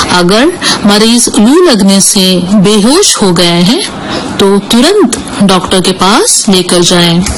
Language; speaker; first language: Hindi; native; Hindi